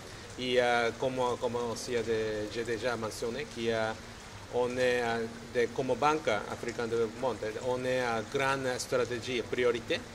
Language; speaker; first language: French; non-native, learner; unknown